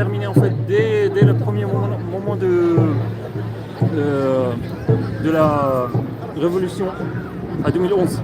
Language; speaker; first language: French; non-native, fluent; Arabic